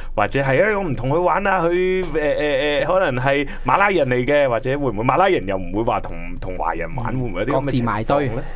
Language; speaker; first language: Cantonese; native; Cantonese